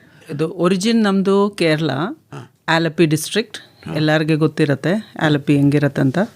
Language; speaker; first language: Kannada; non-native, local second language; Malayalam